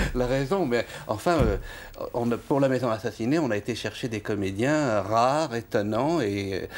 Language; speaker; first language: French; native; French